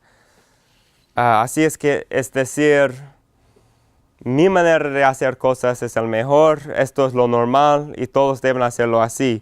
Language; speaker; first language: Spanish; non-native, fluent; English